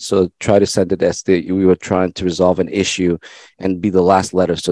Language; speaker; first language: English; non-native, fluent; Spanish